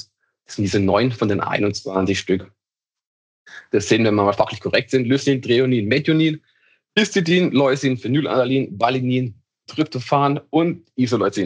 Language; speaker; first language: German; native; German